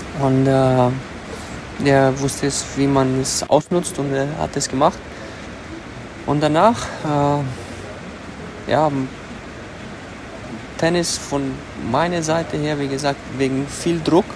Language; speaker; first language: German; early bilingual, other home language; Romanian